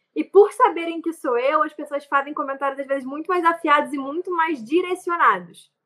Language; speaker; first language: Portuguese; native; Portuguese